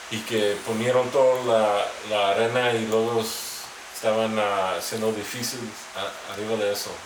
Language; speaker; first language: Spanish; early bilingual, heritage; Spanish